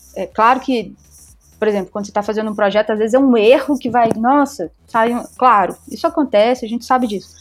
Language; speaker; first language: Portuguese; native; Portuguese